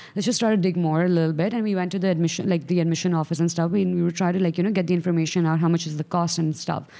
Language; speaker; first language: English; non-native, local second language; Sindhi